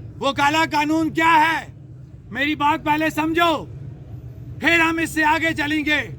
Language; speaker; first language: Urdu; non-native, local second language; Punjabi